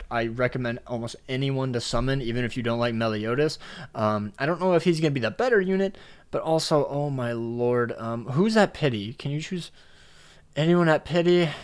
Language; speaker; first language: English; native; English